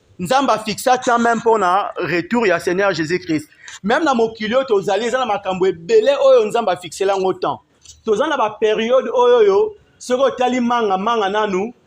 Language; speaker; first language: Lingala; non-native, local second language; Kongo